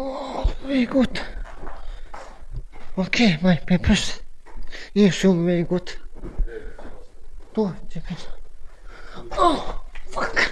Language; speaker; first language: English; non-native, learner; Croatian